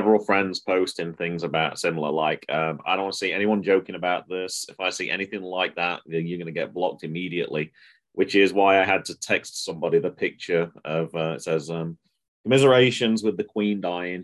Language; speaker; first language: English; native; English